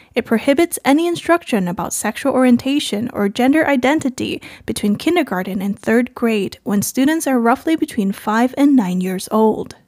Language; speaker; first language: English; non-native, fluent; Chinese